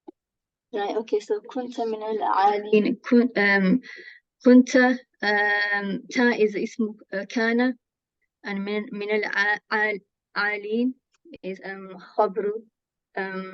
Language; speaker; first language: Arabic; non-native, learner; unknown